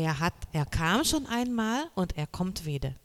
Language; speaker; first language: German; non-native, learner; Portuguese